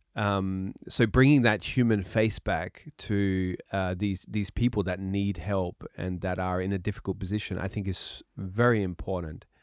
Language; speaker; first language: English; native; English